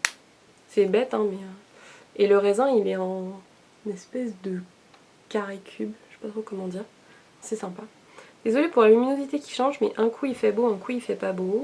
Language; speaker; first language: French; native; French